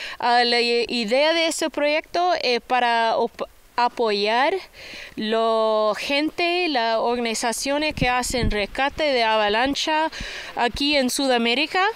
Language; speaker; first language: Spanish; non-native, fluent; English